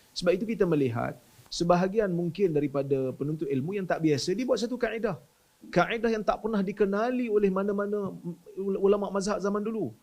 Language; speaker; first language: Malay; native; Malay